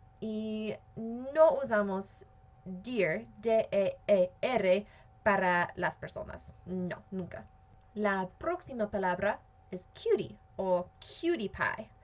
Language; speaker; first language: Spanish; non-native, fluent; English